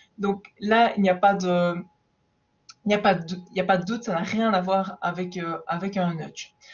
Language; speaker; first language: French; native; French